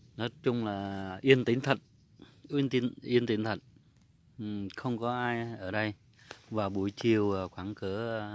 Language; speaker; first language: Vietnamese; native; Vietnamese